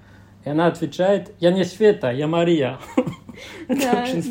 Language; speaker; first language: Russian; non-native, fluent; French